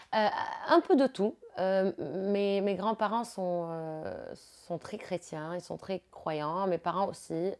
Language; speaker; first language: French; non-native, local second language; Arabic